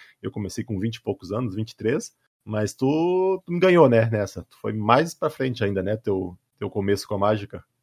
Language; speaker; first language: Portuguese; native; Portuguese